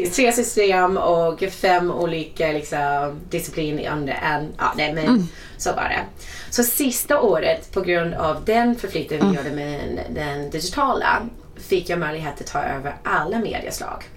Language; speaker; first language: Swedish; non-native, fluent; English